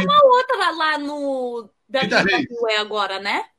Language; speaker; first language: Portuguese; early bilingual, heritage; Portuguese